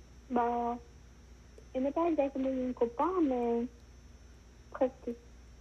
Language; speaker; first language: French; non-native, learner; English